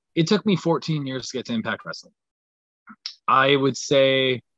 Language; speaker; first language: English; native; English